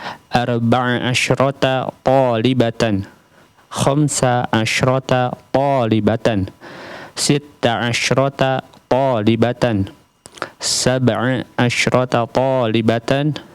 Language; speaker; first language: Arabic; non-native, learner; Indonesian